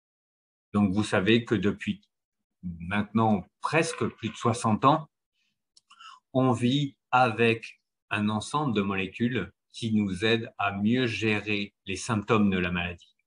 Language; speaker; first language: French; native; French